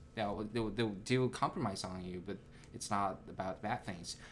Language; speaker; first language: English; non-native, fluent; Chinese